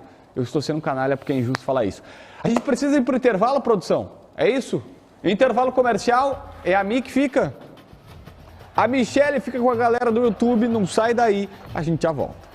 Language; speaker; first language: Portuguese; native; Portuguese